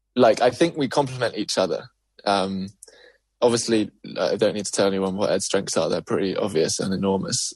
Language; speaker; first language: English; native; English